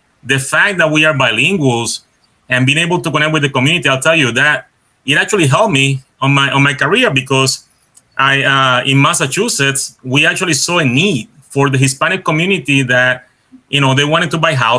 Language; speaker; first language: English; non-native, fluent; Spanish